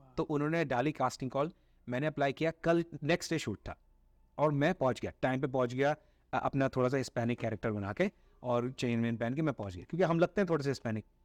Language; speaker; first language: Urdu; native; Urdu